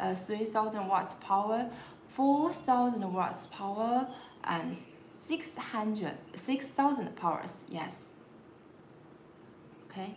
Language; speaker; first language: English; non-native, learner; Chinese